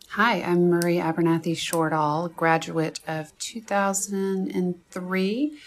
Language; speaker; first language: English; native; English